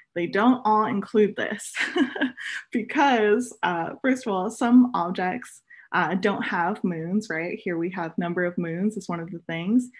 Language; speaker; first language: English; native; English